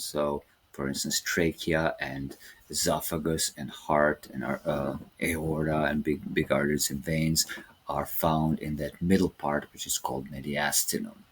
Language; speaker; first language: English; non-native, fluent; Serbian